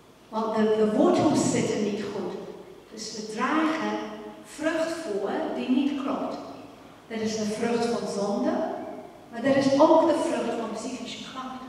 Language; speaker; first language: Dutch; non-native, fluent; English